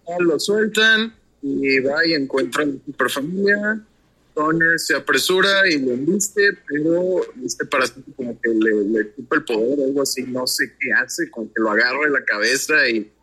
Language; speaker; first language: Spanish; native; Spanish